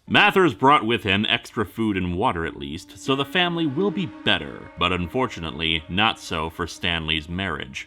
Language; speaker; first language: English; native; English